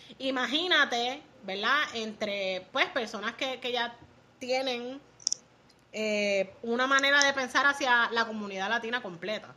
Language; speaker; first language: Spanish; native; Spanish